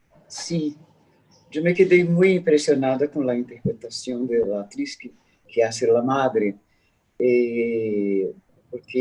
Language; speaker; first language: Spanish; non-native, learner; Portuguese